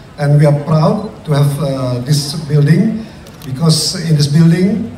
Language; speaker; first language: English; non-native, fluent; Indonesian